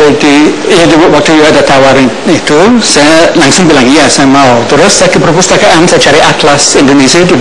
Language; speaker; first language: Indonesian; non-native, fluent; English